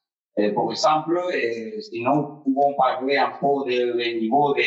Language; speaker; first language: French; non-native, fluent; Spanish